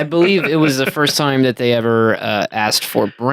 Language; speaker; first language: English; native; English